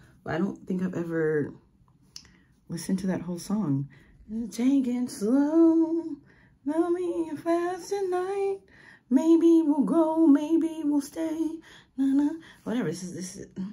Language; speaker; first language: English; native; English